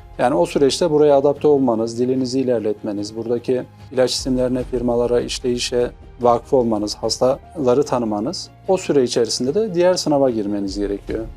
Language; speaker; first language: Turkish; native; Turkish